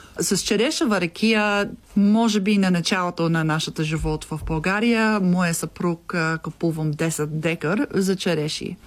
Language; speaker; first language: Bulgarian; non-native, learner; English